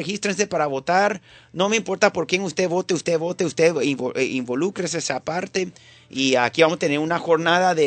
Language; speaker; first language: Spanish; early bilingual, heritage; Spanish